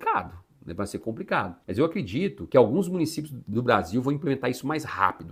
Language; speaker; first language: Portuguese; native; Portuguese